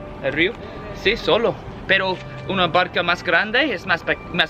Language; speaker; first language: Spanish; non-native, learner; English